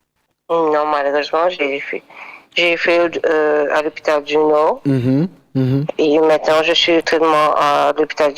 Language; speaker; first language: French; non-native, local second language; Morisyen